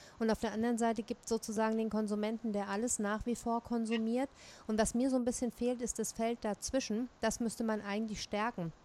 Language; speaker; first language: German; native; German